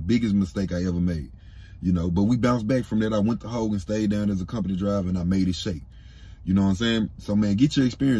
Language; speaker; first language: English; native; English